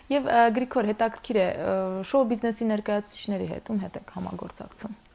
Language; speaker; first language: Armenian; native; Armenian